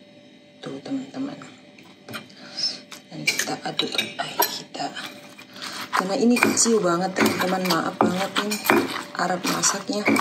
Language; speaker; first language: Indonesian; non-native, fluent; Thai